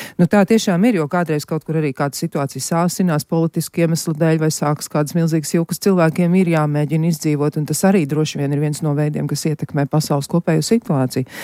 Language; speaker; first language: Latvian; native; Latvian